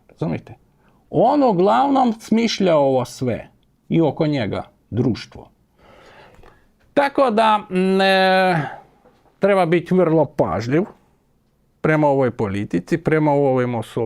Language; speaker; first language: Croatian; non-native, fluent; Ukrainian